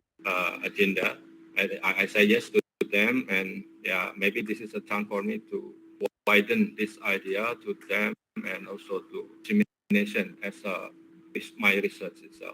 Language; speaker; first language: English; non-native, learner; Indonesian